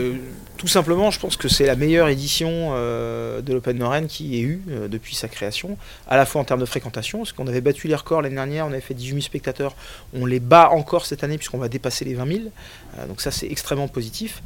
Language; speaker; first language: French; native; French